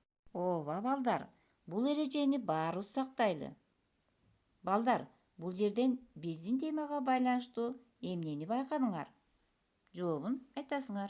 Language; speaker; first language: Kyrgyz; native; Kyrgyz